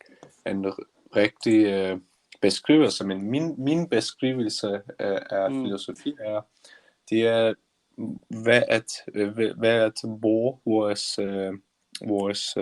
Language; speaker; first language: Danish; non-native, learner; Turkish